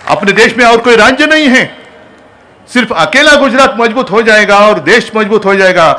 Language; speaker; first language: Hindi; non-native, local second language; Marathi